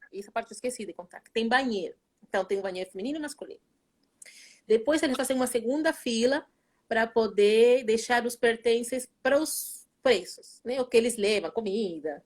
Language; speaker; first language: Portuguese; non-native, fluent; Spanish